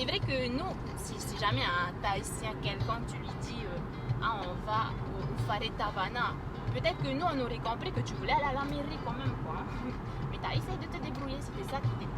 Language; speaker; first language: French; native; French